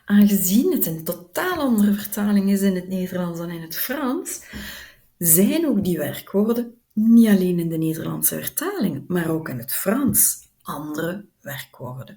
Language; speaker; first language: Dutch; non-native, local second language; French